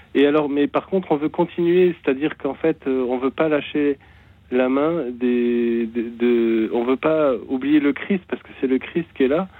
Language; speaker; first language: French; native; French